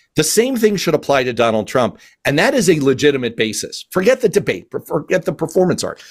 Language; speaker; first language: English; native; English